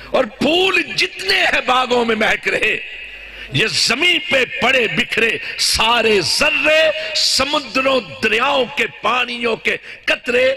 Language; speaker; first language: Urdu; non-native, local second language; Punjabi